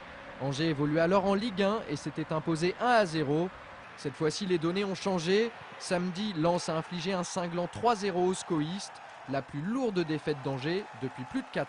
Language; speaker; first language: French; native; French